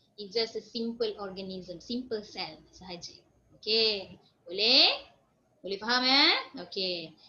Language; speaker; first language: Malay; native; Malay